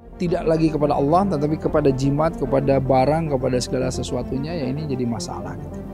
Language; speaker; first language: Indonesian; non-native, local second language; Sundanese